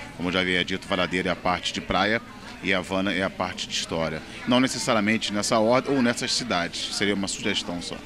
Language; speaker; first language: Portuguese; native; Portuguese